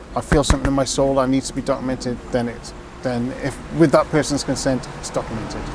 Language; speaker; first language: English; native; English